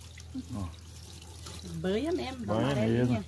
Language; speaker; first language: Portuguese; native; Portuguese